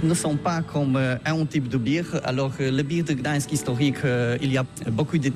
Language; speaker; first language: French; non-native, learner; Polish